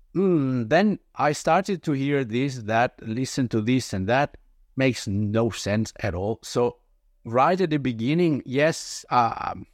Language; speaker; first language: English; non-native, fluent; Italian